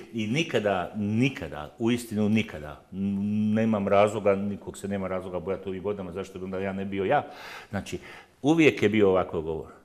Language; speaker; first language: Bosnian; native; Bosnian